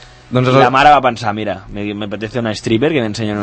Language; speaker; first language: Catalan; native; Catalan